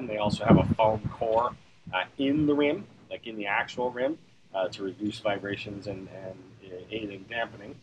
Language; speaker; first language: English; native; English